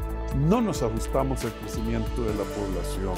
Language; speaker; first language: Spanish; native; Spanish